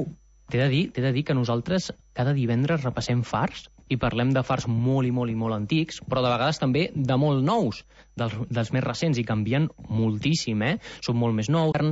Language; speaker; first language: Catalan; native; Catalan